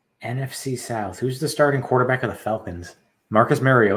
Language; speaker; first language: English; native; English